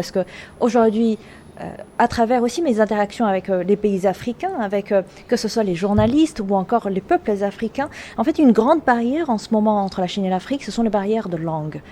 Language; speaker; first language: French; non-native, fluent; Chinese